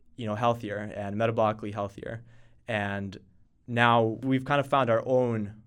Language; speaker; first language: English; native; English